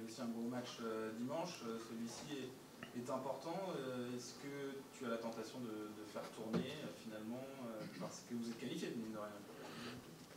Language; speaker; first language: French; native; French